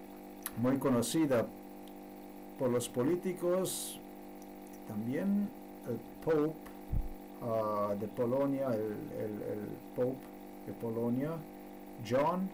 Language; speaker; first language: Spanish; non-native, learner; Slovenian